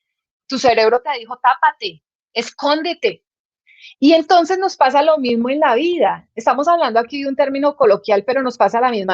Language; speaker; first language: Spanish; native; Spanish